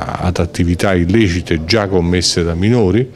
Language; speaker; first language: Italian; native; Italian